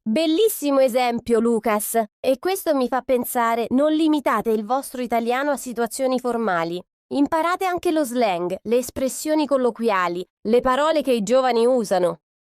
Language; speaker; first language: Italian; non-native, fluent; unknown